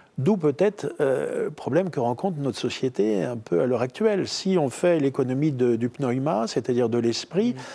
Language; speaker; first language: French; native; French